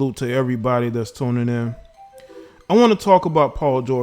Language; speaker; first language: English; native; English